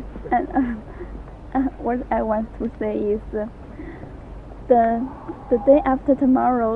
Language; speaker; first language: English; non-native, learner; Chinese